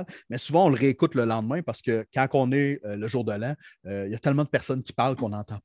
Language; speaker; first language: French; native; French